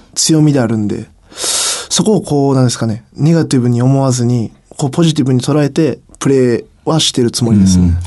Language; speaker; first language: Japanese; native; Japanese